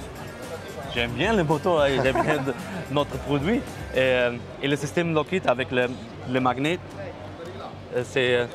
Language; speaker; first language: French; non-native, learner; German